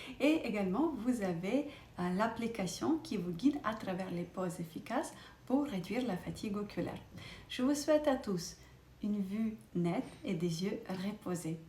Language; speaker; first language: French; non-native, fluent; Russian